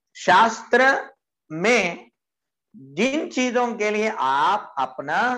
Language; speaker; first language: Hindi; non-native, local second language; Marathi